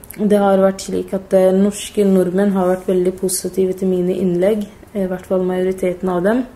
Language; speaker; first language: Norwegian; early bilingual, other home language; Somali